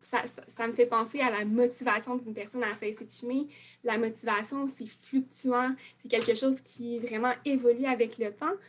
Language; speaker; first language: French; native; French